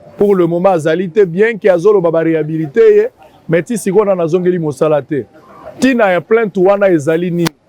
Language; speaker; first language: Lingala; native; Lingala